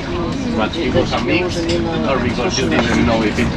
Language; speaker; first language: English; non-native, fluent; Spanish